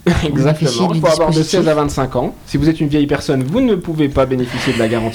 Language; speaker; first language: French; native; French